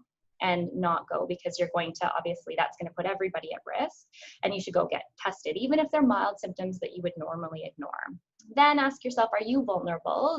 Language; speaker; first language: English; native; English